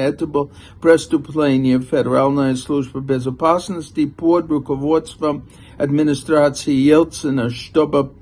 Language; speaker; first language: Russian; non-native, fluent; English